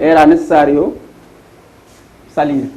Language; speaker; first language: Spanish; non-native, fluent; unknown